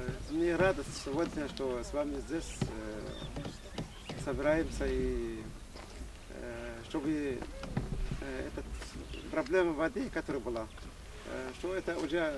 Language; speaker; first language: Russian; non-native, fluent; Arabic